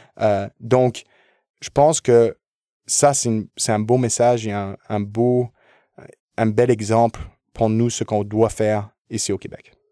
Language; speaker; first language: French; early bilingual, other home language; English